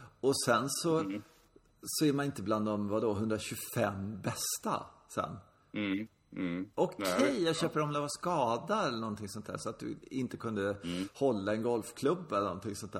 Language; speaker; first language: Swedish; native; Swedish